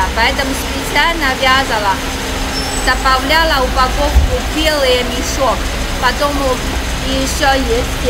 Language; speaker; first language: Russian; non-native, learner; Chinese